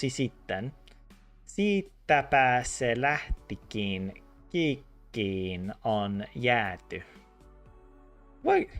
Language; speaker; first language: Finnish; non-native, learner; English